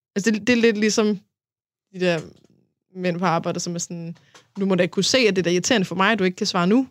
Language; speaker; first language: Danish; native; Danish